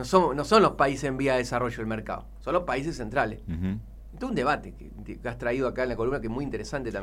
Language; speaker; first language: Spanish; native; Spanish